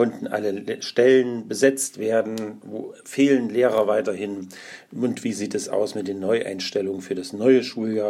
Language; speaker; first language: German; native; German